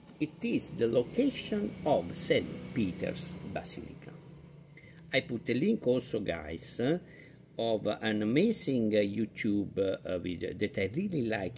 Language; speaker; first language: English; non-native, fluent; Italian